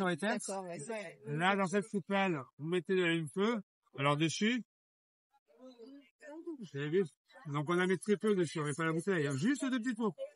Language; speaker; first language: French; native; French